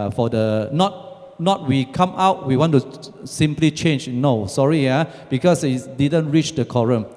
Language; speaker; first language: English; non-native, local second language; Chinese